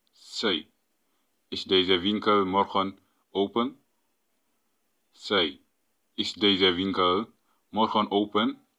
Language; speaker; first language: Dutch; non-native, fluent; Tigrinya